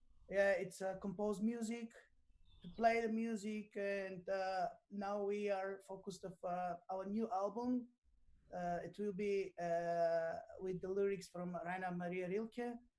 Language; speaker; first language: English; non-native, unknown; Bulgarian